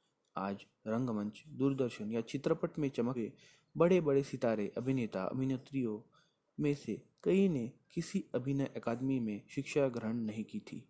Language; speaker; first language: Hindi; non-native, local second language; Marathi